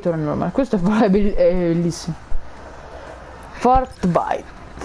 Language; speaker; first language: Italian; native; Italian